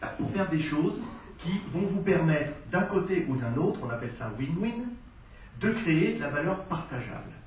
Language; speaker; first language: French; native; French